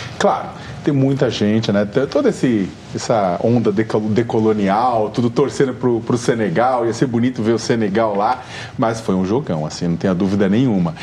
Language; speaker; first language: Portuguese; native; Portuguese